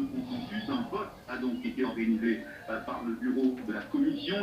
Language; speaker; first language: French; native; French